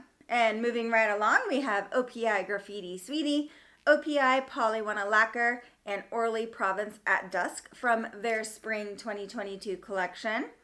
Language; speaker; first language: English; native; English